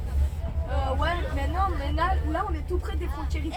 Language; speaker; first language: French; native; French